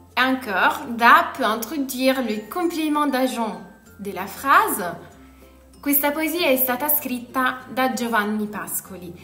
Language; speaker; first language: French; non-native, fluent; Italian